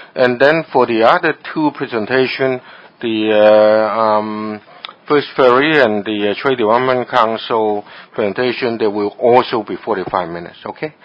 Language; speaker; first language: English; non-native, local second language; Cantonese